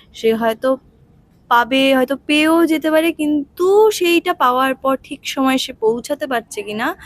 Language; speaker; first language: Bangla; non-native, learner; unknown